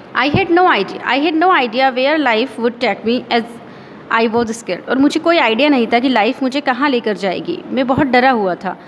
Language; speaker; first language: Hindi; native; Hindi